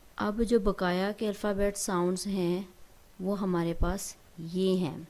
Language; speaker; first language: Urdu; native; Urdu